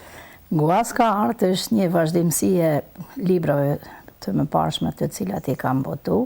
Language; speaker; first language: Albanian; native; Albanian